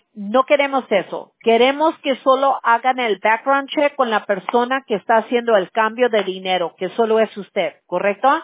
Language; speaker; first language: Spanish; early bilingual, other home language; English